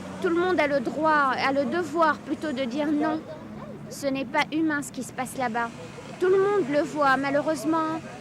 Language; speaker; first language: French; non-native, local second language; Arabic